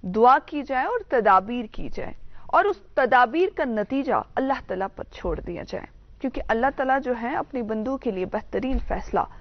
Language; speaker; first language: Hindi; non-native, local second language; Kashmiri